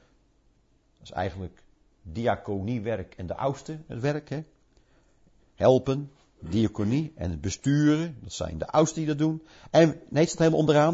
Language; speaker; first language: Dutch; native; Dutch